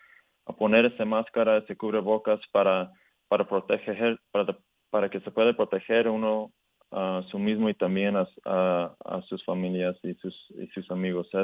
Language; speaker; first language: Spanish; early bilingual, heritage; Spanish